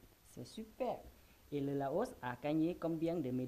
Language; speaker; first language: French; non-native, learner; Lao